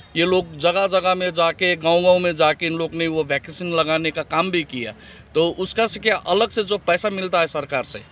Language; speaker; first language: Hindi; non-native, local second language; Nepali